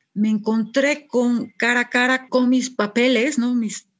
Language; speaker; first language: Spanish; native; Spanish